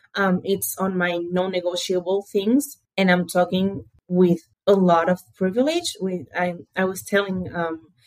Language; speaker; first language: English; early bilingual, other home language; Portuguese